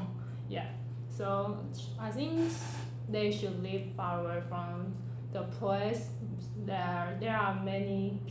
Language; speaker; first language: English; non-native, learner; Chinese